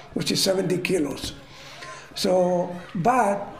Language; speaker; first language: English; non-native, fluent; Greek